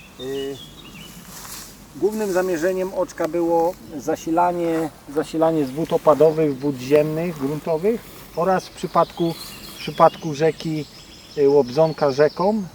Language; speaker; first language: Polish; native; Polish